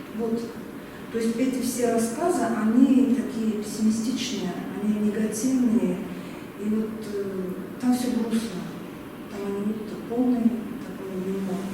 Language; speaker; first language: Russian; native; Russian